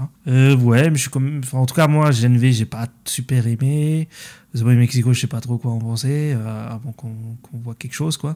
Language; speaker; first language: French; native; French